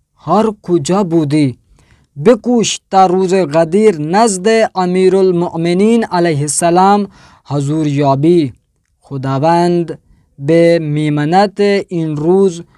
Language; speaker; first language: Persian; non-native, fluent; Urdu